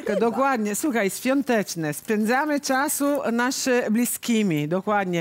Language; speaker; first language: Polish; non-native, learner; Italian